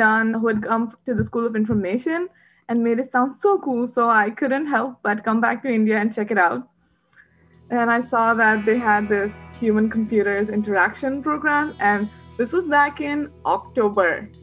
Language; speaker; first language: English; non-native, local second language; Hindi